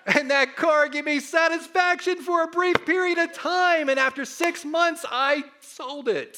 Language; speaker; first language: English; native; English